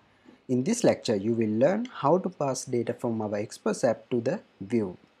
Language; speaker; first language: English; non-native, fluent; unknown